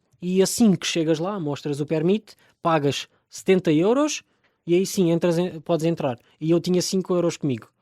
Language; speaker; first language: Portuguese; early bilingual, other home language; Romanian